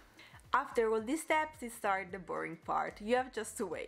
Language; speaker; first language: English; non-native, fluent; Italian